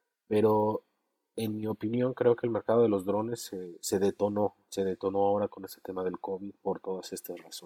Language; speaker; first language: Spanish; native; Spanish